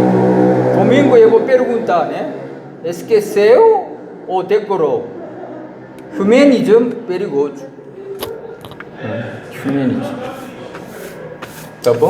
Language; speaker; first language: Portuguese; non-native, learner; Korean